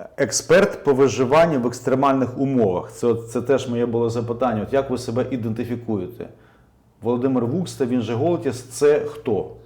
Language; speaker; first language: Ukrainian; native; Ukrainian